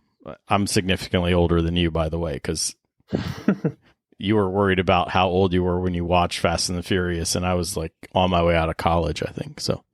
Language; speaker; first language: English; native; English